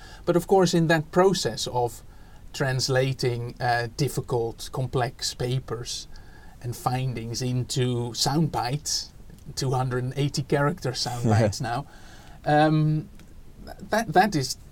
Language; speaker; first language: English; non-native, fluent; Dutch